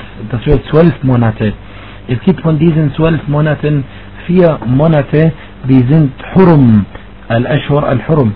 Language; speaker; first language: German; non-native, fluent; Arabic